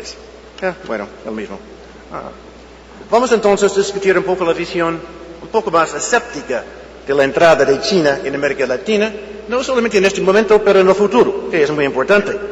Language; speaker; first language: Spanish; non-native, fluent; English